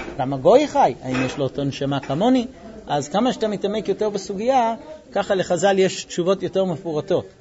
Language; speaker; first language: Hebrew; non-native, fluent; English